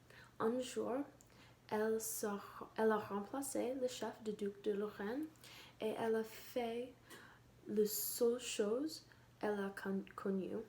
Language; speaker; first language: French; non-native, learner; English